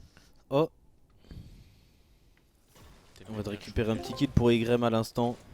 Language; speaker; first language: French; native; French